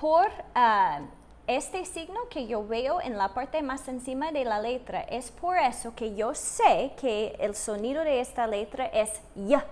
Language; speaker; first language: Spanish; non-native, fluent; English